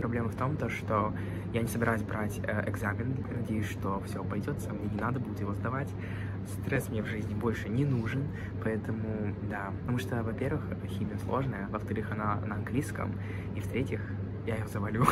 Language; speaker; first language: Russian; native; Russian